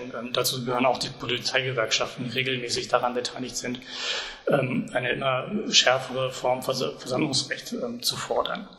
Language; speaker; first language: German; native; German